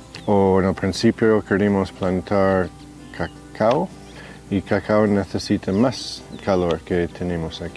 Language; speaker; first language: Spanish; non-native, fluent; English